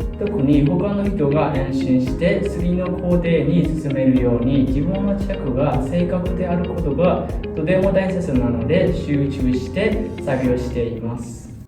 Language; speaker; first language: Japanese; non-native, fluent; Burmese